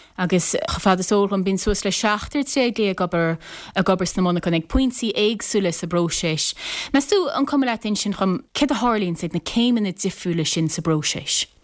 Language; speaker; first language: Irish; native; Irish